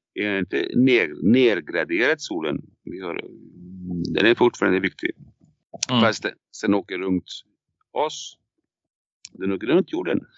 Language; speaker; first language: Swedish; non-native, fluent; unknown